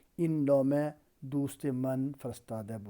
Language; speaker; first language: Persian; non-native, fluent; Urdu